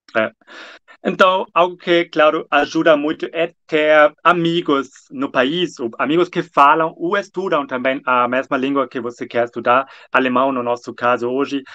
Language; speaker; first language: Portuguese; non-native, fluent; German